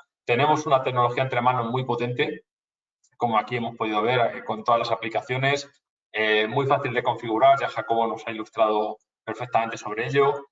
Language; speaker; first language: Spanish; native; Spanish